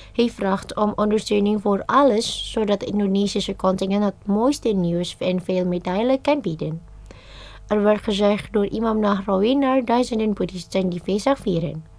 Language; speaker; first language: Dutch; non-native, fluent; Indonesian